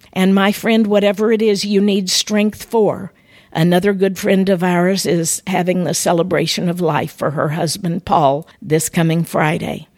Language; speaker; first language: English; native; English